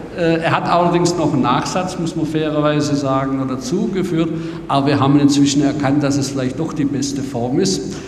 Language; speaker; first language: German; native; German